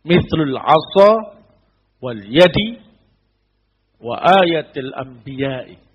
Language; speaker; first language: Arabic; non-native, fluent; Indonesian